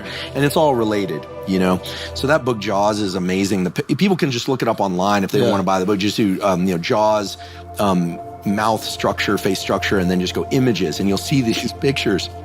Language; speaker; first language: English; native; English